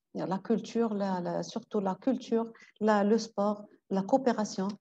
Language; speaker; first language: French; non-native, local second language; Arabic